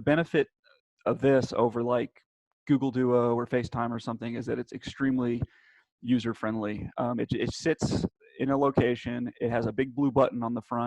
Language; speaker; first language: English; native; English